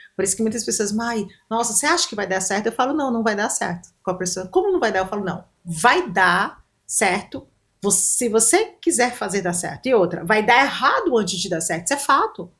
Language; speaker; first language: Portuguese; native; Portuguese